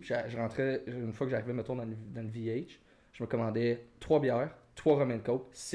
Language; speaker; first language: French; native; French